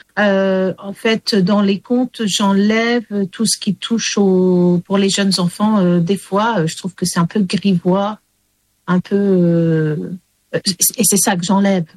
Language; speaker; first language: French; early bilingual, heritage; English